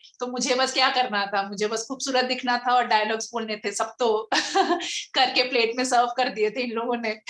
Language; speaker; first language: Hindi; non-native, local second language; Bangla